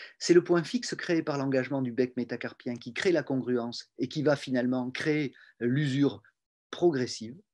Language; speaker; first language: French; native; French